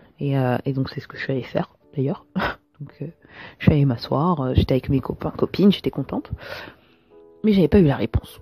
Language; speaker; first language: French; early bilingual, other home language; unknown